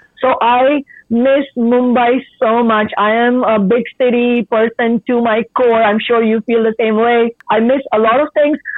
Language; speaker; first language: English; non-native, local second language; Marathi